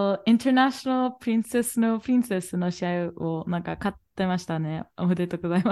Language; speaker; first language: Japanese; non-native, fluent; English